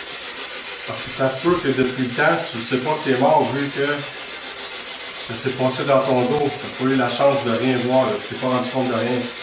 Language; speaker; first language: French; native; French